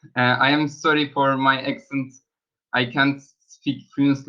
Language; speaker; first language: English; non-native, learner; Turkish